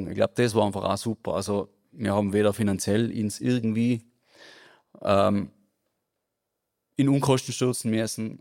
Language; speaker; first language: German; native; German